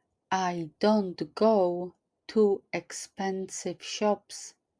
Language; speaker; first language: English; non-native, fluent; Polish